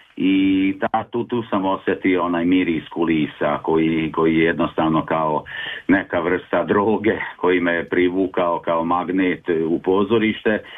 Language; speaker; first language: Serbian; early bilingual, heritage; Serbian